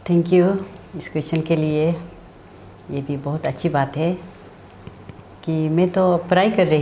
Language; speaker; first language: Hindi; non-native, local second language; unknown